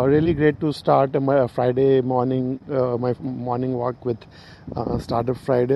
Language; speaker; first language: English; non-native, local second language; Hindi